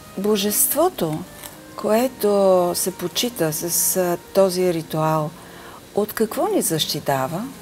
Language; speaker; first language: Bulgarian; native; Bulgarian